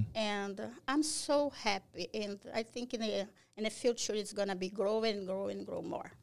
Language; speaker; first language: English; non-native, learner; Portuguese